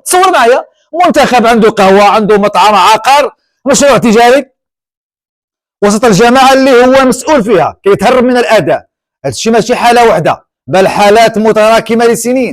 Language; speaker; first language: Arabic; native; Arabic